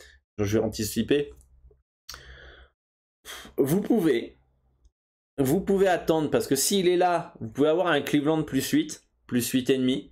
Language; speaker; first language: French; native; French